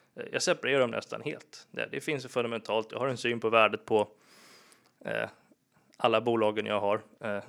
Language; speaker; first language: Swedish; early bilingual, other home language; English